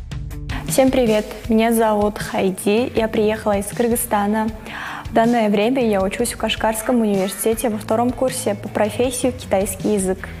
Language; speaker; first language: Russian; non-native, local second language; Kyrgyz